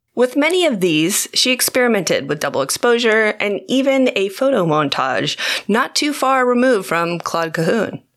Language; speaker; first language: English; native; English